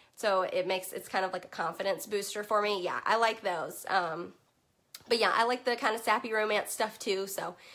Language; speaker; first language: English; native; English